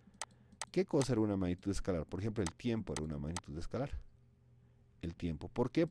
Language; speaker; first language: Spanish; native; Spanish